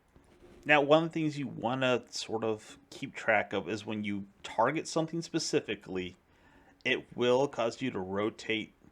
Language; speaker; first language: English; native; English